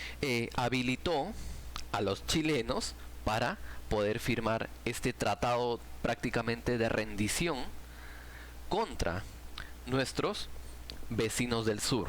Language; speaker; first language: Spanish; native; Spanish